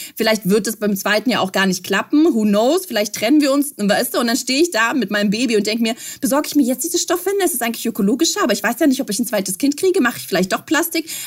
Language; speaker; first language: German; early bilingual, other home language; Russian